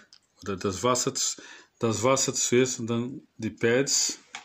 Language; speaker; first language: German; non-native, fluent; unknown